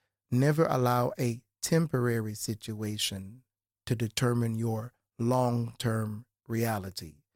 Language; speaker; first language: English; native; English